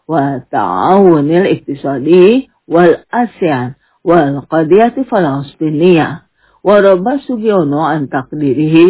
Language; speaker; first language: Arabic; non-native, learner; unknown